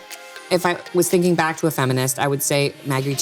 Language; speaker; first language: English; native; English